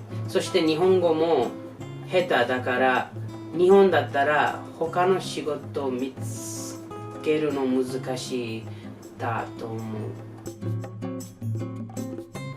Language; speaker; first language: Japanese; non-native, learner; English